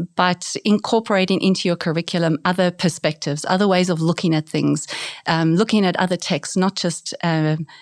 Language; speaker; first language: English; native; English